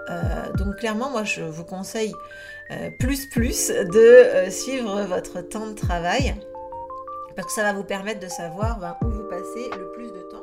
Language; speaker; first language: French; native; French